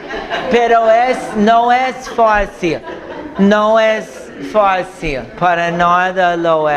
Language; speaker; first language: Spanish; non-native, fluent; English